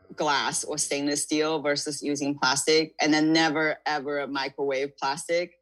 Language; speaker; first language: English; non-native, fluent; Chinese